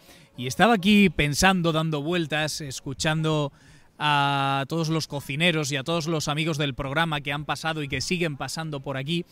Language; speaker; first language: Spanish; native; Spanish